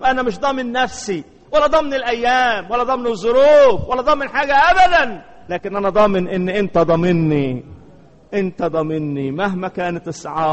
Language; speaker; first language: Arabic; native; Arabic